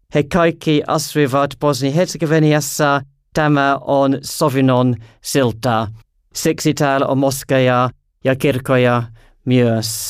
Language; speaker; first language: Finnish; non-native, learner; English